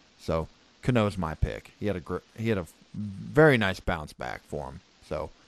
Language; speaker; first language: English; native; English